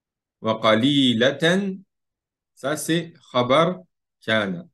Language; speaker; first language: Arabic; non-native, fluent; French